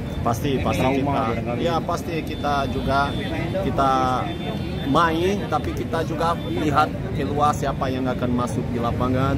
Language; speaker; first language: Indonesian; non-native, fluent; Portuguese